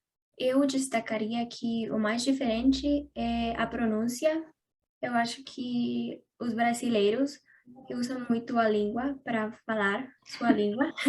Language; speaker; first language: Portuguese; non-native, learner; Spanish